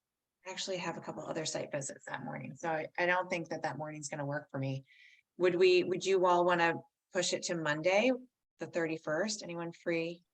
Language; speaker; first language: English; native; English